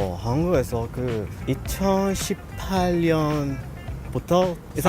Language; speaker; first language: Korean; non-native, learner; Spanish